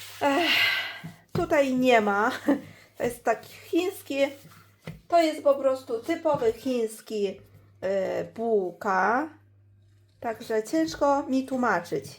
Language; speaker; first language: Polish; non-native, learner; Chinese